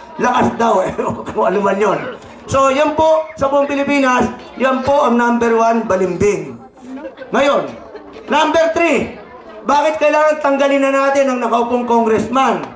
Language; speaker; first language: Filipino; native; Filipino